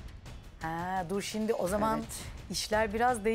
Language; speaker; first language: Turkish; native; Turkish